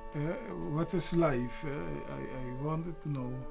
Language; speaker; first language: English; non-native, learner; Papiamento